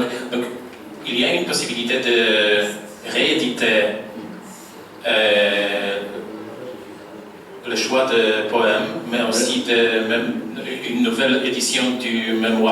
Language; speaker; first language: French; non-native, fluent; Polish